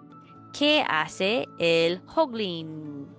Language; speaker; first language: Spanish; non-native, fluent; English